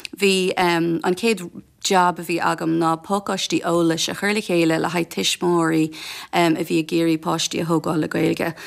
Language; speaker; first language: Irish; non-native, local second language; English